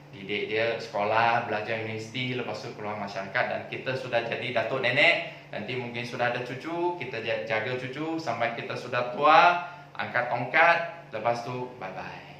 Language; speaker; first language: Malay; non-native, local second language; Chinese